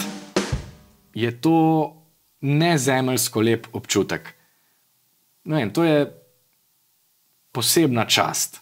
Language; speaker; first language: Slovenian; native; Slovenian